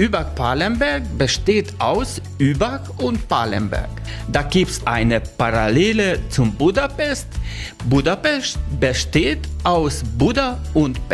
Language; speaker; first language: German; non-native, fluent; Hungarian